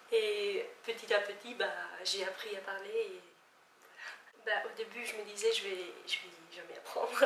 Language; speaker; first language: French; non-native, fluent; Albanian